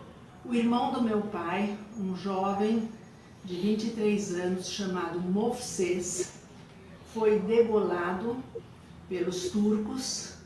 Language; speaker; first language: Portuguese; early bilingual, other home language; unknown